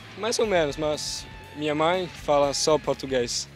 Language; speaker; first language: Portuguese; non-native, learner; Italian